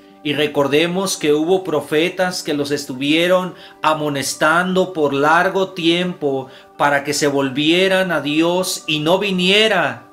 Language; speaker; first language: Spanish; native; Spanish